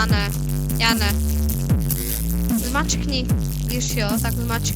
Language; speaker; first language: Czech; early bilingual, other home language; Russian